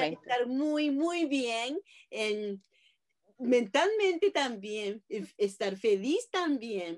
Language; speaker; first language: Spanish; non-native, fluent; Japanese